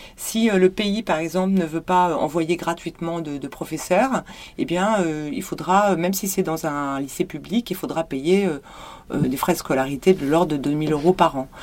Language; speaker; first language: French; native; French